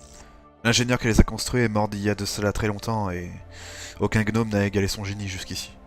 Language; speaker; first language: French; native; French